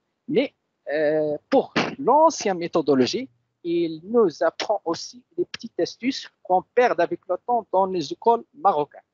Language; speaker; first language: French; non-native, local second language; Arabic